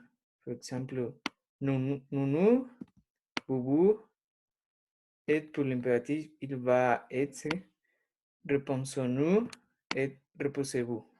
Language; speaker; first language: French; non-native, learner; Spanish